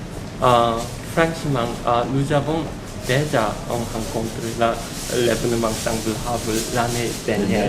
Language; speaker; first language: French; non-native, learner; Korean